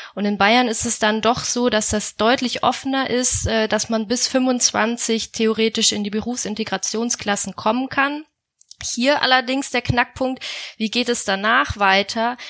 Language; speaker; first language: German; native; German